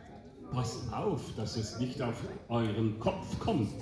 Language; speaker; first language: German; non-native, local second language; French